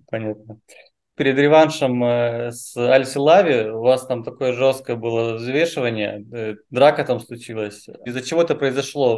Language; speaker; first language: Russian; native; Russian